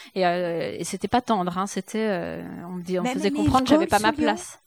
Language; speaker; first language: French; native; French